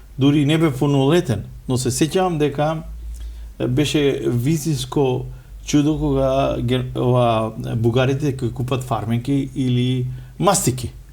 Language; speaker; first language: Macedonian; non-native, local second language; Romany